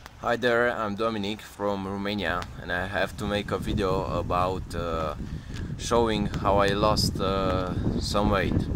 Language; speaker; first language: English; non-native, learner; Romanian